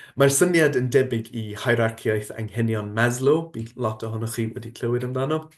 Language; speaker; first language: Welsh; non-native, fluent; English